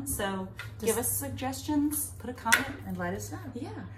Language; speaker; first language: English; native; English